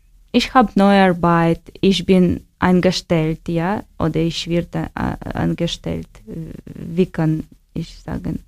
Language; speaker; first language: German; non-native, learner; Russian